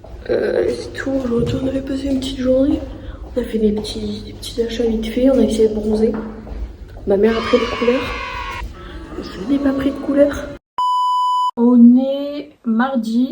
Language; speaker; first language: French; native; French